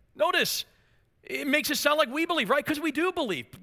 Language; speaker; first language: English; native; English